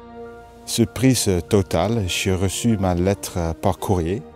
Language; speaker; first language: French; non-native, fluent; Dutch